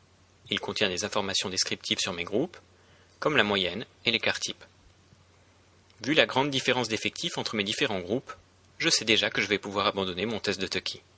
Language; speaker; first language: French; native; French